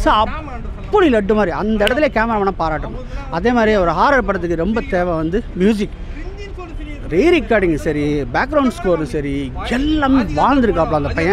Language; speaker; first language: Tamil; native; Tamil